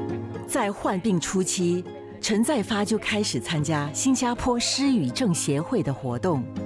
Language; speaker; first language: Chinese; native; Chinese